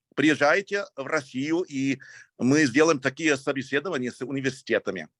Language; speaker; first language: Russian; non-native, fluent; English